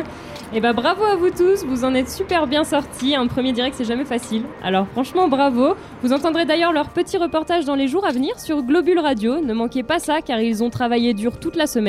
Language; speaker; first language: French; native; French